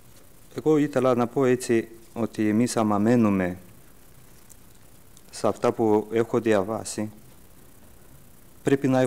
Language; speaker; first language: Greek; early bilingual, heritage; Greek